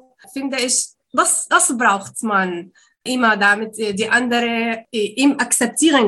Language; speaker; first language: German; non-native, learner; Arabic